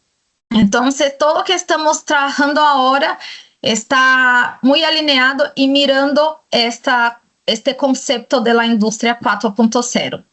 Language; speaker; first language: Spanish; non-native, fluent; Portuguese